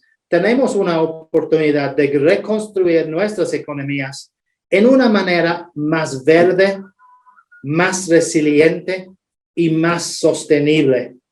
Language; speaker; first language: Spanish; non-native, fluent; English